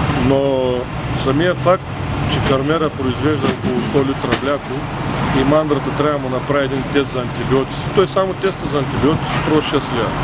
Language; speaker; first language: Bulgarian; native; Bulgarian